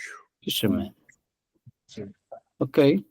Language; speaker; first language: English; non-native, learner; Portuguese